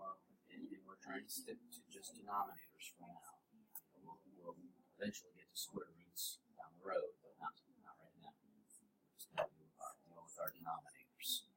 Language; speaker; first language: English; native; English